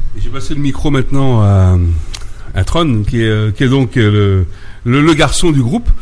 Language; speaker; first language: French; native; French